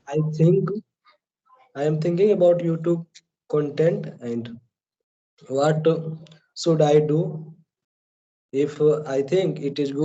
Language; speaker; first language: English; non-native, learner; Hindi